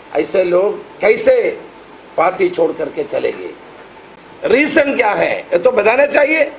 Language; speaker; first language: Hindi; non-native, local second language; Marathi